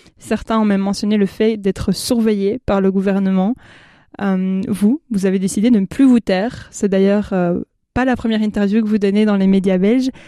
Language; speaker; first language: French; native; French